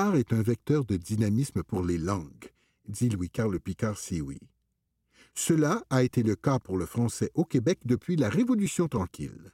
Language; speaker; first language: French; native; French